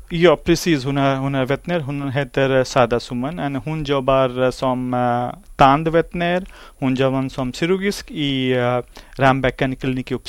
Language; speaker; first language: Swedish; non-native, learner; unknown